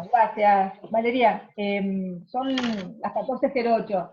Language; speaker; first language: Spanish; native; Spanish